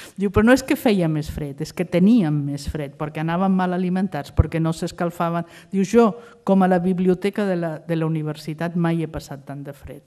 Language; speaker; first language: Catalan; non-native, fluent; Spanish